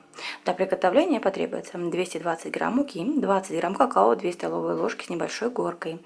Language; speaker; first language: Russian; native; Russian